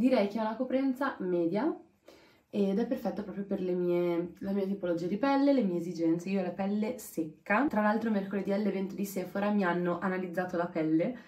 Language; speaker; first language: Italian; native; Italian